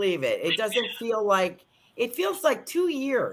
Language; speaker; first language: English; native; English